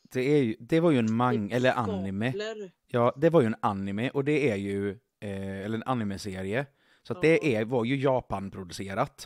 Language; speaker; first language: Swedish; native; Swedish